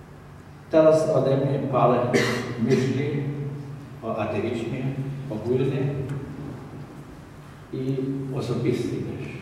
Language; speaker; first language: Polish; non-native, learner; German